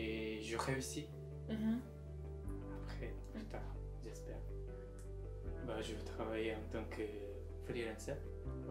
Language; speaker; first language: French; non-native, fluent; Korean